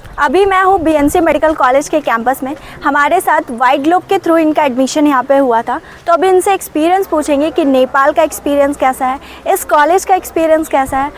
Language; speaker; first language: Hindi; native; Hindi